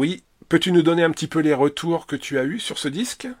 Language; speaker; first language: French; native; French